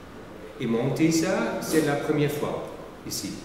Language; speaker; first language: French; non-native, learner; German